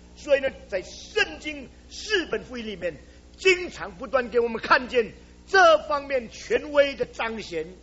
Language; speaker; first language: Chinese; native; Chinese